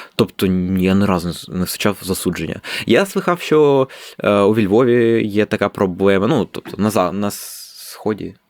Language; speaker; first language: Ukrainian; non-native, local second language; Russian